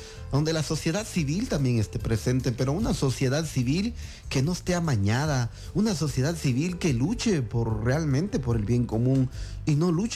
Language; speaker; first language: Spanish; native; Spanish